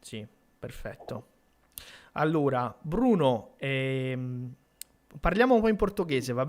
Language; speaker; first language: Italian; non-native, fluent; Portuguese